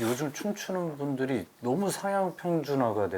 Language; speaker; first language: Korean; native; Korean